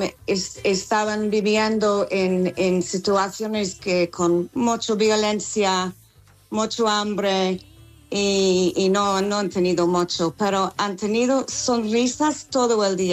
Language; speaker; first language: Spanish; non-native, fluent; English